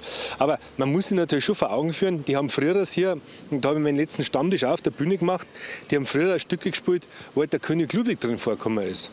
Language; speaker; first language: German; native; German